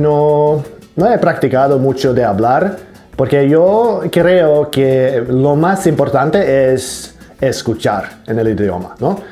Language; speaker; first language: Spanish; non-native, learner; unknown